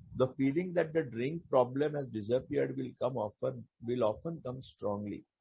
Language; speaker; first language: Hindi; non-native, local second language; Marathi